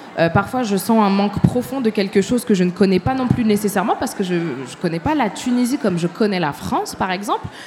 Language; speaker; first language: French; early bilingual, other home language; Arabic